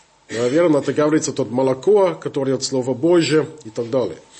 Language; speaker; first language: Russian; non-native, fluent; English